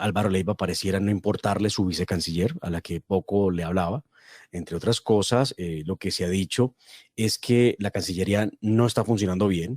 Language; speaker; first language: Spanish; native; Spanish